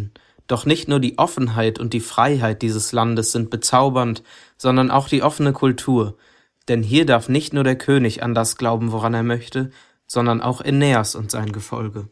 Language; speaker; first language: German; native; German